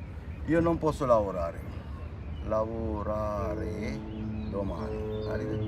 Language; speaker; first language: Italian; non-native, fluent; Sinhala